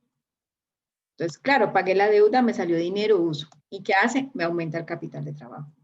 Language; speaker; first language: Spanish; native; Spanish